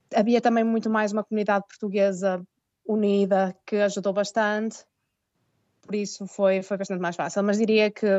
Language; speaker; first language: Portuguese; native; Portuguese